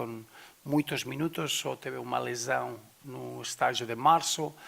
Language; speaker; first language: Portuguese; non-native, fluent; Spanish